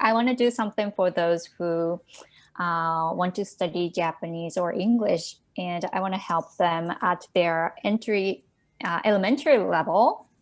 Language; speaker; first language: English; non-native, fluent; Japanese